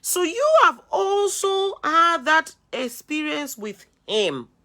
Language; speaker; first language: English; non-native, local second language; Yoruba